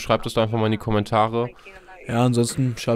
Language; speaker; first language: German; native; German